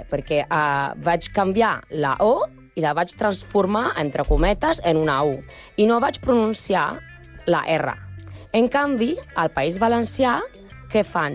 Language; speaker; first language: Catalan; non-native, learner; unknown